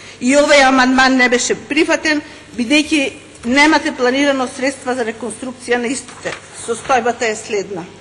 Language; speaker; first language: Macedonian; native; Macedonian